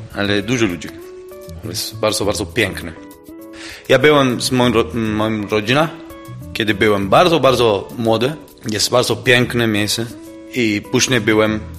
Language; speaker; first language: Polish; non-native, learner; Spanish